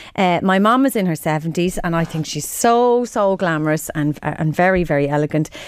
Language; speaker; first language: English; native; English